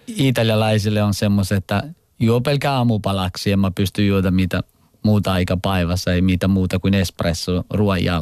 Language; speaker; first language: Finnish; non-native, local second language; Italian